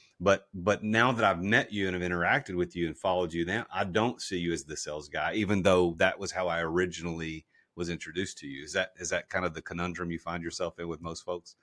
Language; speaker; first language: English; native; English